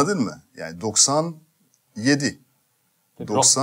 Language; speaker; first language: Turkish; non-native, fluent; French